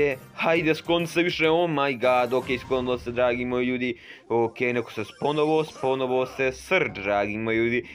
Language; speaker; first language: Serbian; native; Serbian